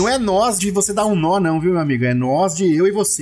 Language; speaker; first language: Portuguese; native; Portuguese